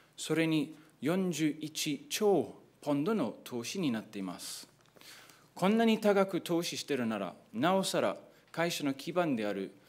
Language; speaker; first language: Japanese; non-native, fluent; English